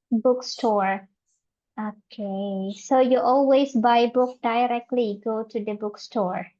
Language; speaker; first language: English; non-native, fluent; Indonesian